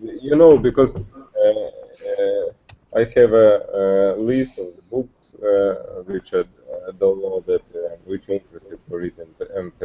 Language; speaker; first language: English; non-native, learner; Russian